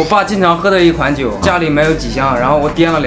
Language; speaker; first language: Chinese; native; Chinese